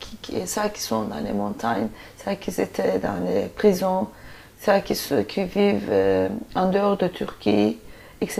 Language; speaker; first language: French; non-native, fluent; Turkish